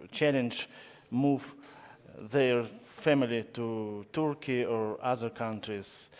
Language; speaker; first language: English; non-native, learner; Russian